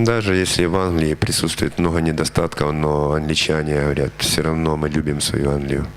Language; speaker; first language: Russian; native; Russian